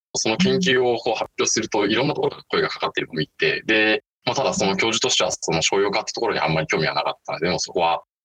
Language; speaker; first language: Japanese; native; Japanese